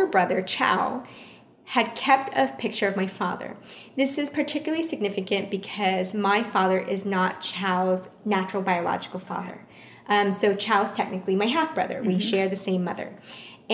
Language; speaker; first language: English; early bilingual, other home language; Vietnamese